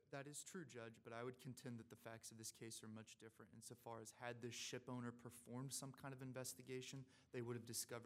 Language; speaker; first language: English; native; English